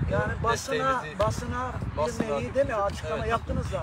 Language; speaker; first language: Turkish; native; Turkish